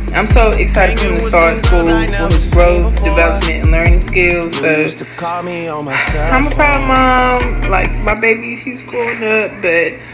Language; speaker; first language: English; native; English